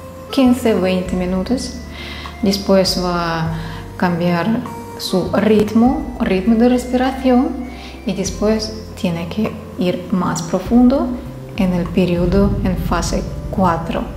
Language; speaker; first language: Spanish; non-native, fluent; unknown